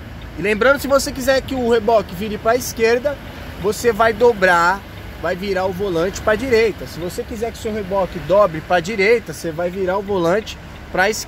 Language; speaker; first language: Portuguese; native; Portuguese